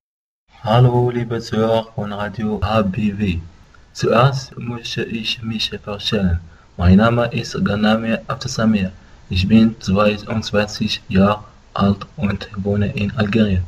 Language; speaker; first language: German; non-native, learner; Arabic